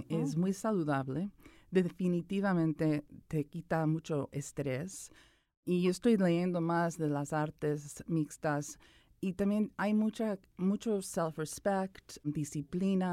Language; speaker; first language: Spanish; early bilingual, other home language; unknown